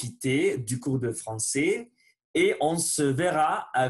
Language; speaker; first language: French; non-native, learner; Spanish